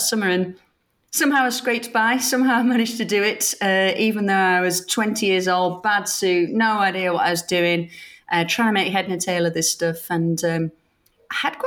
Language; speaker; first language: English; native; English